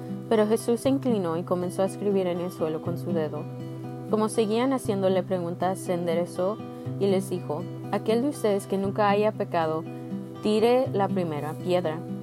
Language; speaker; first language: Spanish; early bilingual, heritage; Spanish